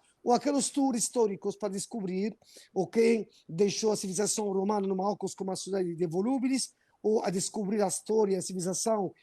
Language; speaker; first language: Portuguese; non-native, fluent; Arabic